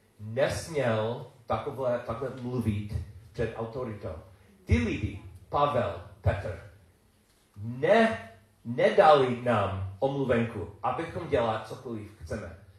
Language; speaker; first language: Czech; non-native, learner; English